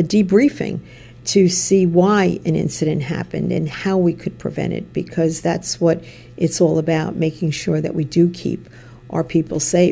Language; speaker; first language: English; native; English